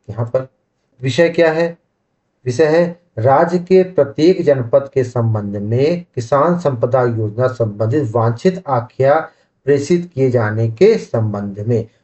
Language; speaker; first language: Hindi; native; Hindi